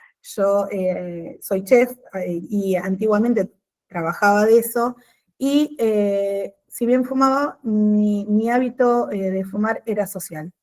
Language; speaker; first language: Spanish; native; Spanish